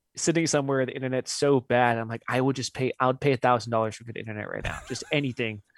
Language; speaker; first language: English; early bilingual, other home language; Hindi